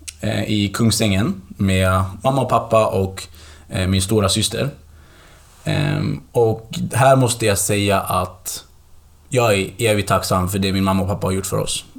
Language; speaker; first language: Swedish; early bilingual, other home language; Kurdish